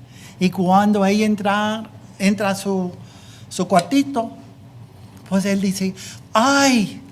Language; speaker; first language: Spanish; non-native, fluent; English